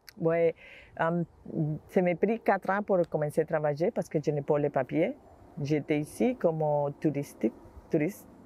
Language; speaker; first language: French; non-native, learner; Spanish